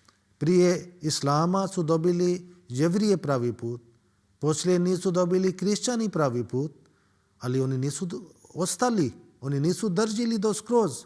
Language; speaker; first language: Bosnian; non-native, learner; Urdu